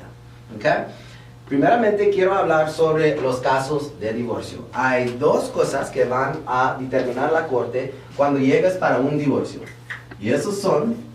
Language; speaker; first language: Spanish; early bilingual, heritage; Spanish